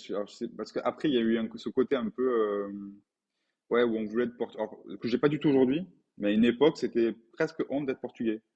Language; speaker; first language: French; native; French